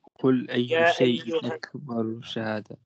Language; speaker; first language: Arabic; non-native, learner; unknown